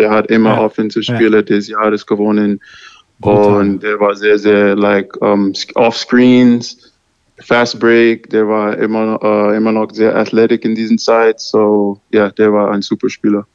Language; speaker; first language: German; non-native, learner; English